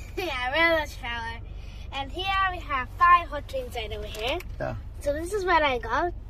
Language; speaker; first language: English; non-native, fluent; Swedish